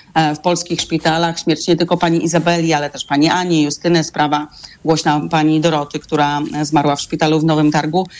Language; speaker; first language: Polish; native; Polish